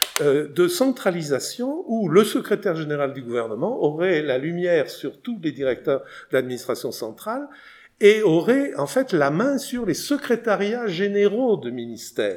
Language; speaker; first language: French; native; French